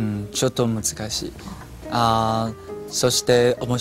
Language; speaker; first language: Japanese; non-native, learner; Chinese